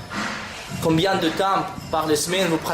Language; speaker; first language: French; non-native, learner; Russian